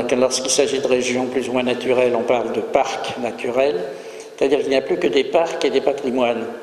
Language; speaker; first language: French; native; French